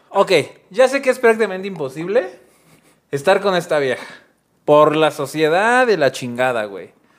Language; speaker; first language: Spanish; native; Spanish